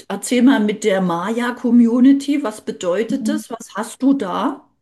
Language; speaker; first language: German; native; German